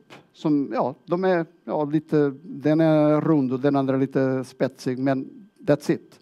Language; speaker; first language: Swedish; non-native, fluent; Portuguese